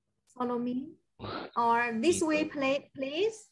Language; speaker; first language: English; non-native, fluent; Chinese